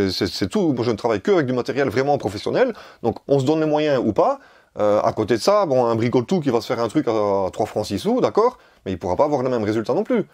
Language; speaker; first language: French; native; French